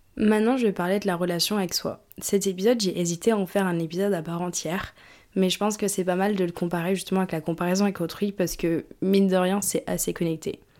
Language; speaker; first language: French; early bilingual, other home language; English